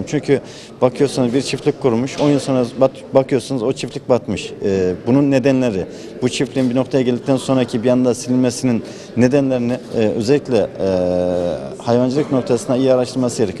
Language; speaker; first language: Turkish; native; Turkish